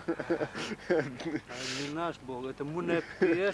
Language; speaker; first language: Russian; non-native, fluent; Turkmen